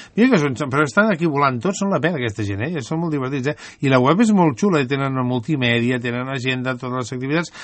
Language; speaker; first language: Catalan; native; Catalan